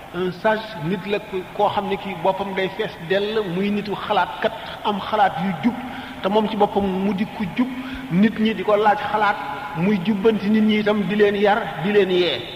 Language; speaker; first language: Wolof; native; Wolof